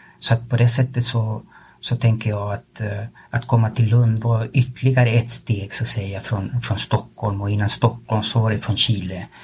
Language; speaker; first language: Swedish; early bilingual, other home language; Spanish